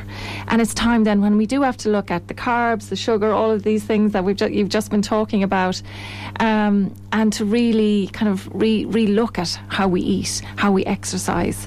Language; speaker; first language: English; native; English